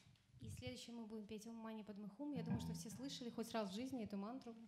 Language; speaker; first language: Russian; native; Russian